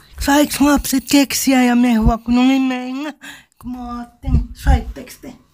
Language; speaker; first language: Finnish; native; Finnish